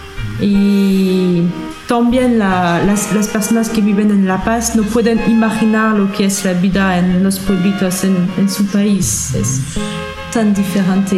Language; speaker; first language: Spanish; non-native, fluent; French